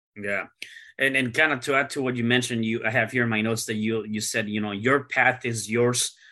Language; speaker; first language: English; early bilingual, other home language; Spanish